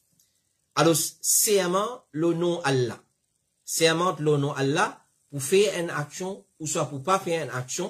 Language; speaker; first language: French; non-native, local second language; Morisyen